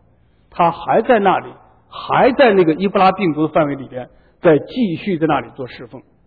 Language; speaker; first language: Chinese; native; Chinese